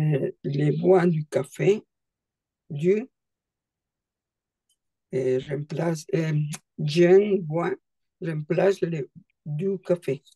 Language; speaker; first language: French; non-native, learner; Spanish